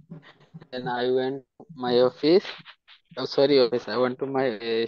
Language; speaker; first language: English; non-native, learner; Hindi